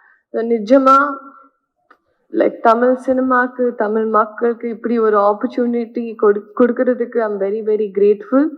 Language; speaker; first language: Tamil; non-native, learner; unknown